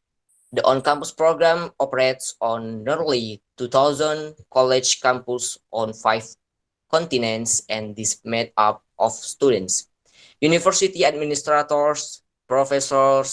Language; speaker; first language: English; non-native, learner; Indonesian